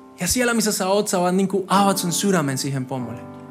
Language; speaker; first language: Finnish; non-native, fluent; Spanish